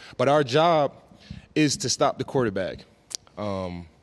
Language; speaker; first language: English; native; English